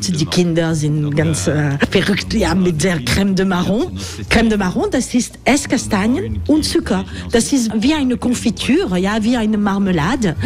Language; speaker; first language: German; non-native, learner; French